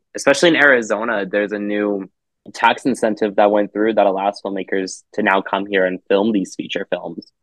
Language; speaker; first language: English; native; English